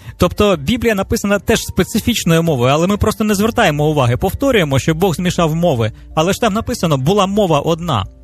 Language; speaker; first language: Ukrainian; native; Ukrainian